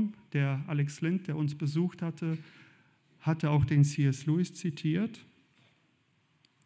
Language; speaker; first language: German; native; German